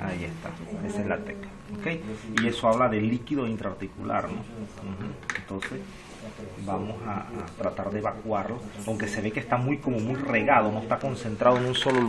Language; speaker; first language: Spanish; native; Spanish